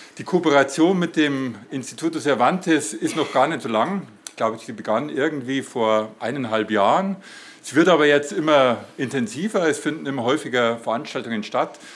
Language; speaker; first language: German; native; German